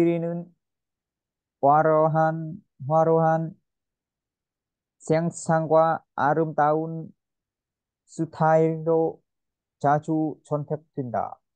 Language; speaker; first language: Korean; non-native, learner; Vietnamese